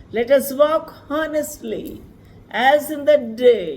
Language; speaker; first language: English; non-native, local second language; Telugu